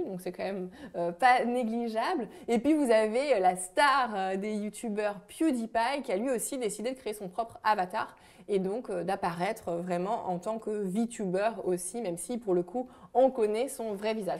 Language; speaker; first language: French; native; French